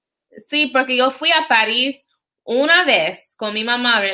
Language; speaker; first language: Spanish; non-native, fluent; English